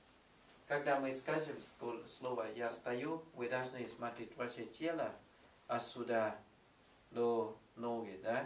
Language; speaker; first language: Russian; non-native, fluent; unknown